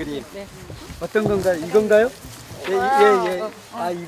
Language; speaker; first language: Korean; native; Korean